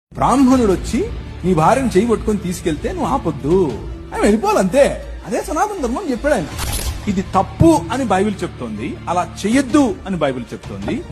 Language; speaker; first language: Telugu; native; Telugu